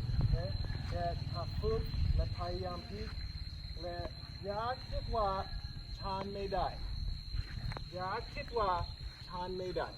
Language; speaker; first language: Thai; non-native, learner; English